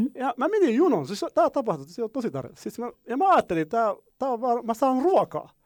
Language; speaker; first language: Finnish; non-native, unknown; Arabic